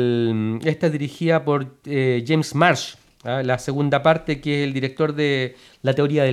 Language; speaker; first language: Spanish; native; Spanish